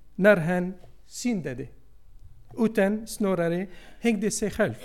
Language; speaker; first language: Swedish; non-native, fluent; Arabic